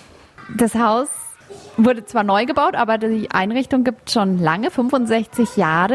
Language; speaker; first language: German; native; German